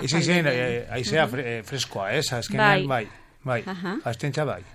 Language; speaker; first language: Basque; non-native, local second language; Spanish